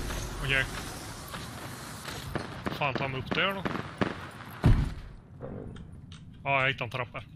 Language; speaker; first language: Swedish; native; Swedish